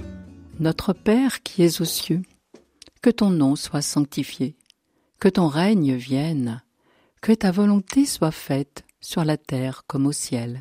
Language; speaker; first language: French; native; French